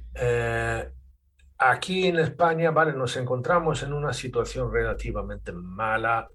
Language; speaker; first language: Spanish; non-native, fluent; Swedish